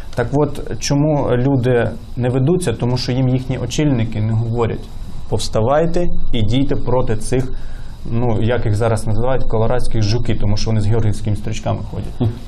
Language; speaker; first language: Ukrainian; native; Ukrainian